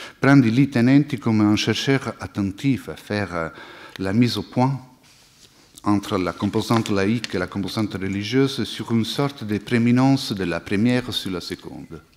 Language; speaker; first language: French; non-native, fluent; Italian